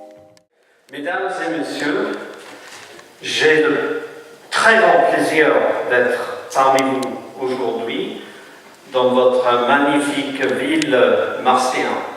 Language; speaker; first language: French; non-native, fluent; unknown